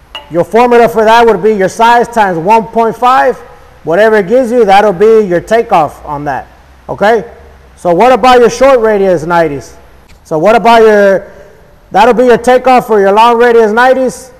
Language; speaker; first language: English; early bilingual, other home language; Spanish